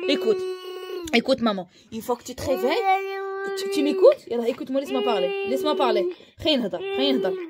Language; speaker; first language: French; non-native, local second language; Arabic